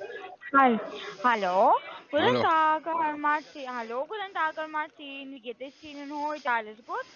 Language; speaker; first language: German; non-native, learner; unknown